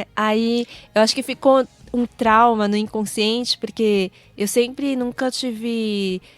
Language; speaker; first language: Portuguese; early bilingual, other home language; Korean